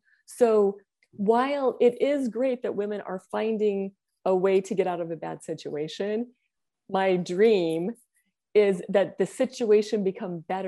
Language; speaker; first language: English; native; English